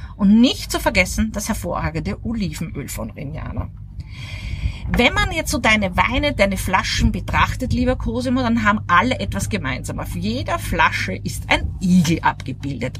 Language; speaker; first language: German; native; German